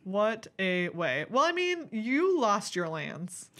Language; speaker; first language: English; native; English